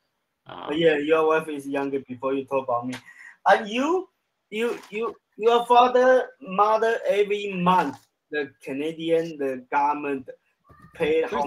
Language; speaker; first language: English; non-native, learner; Chinese